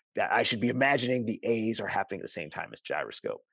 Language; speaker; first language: English; native; English